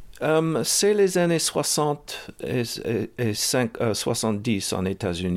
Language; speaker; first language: French; early bilingual, heritage; English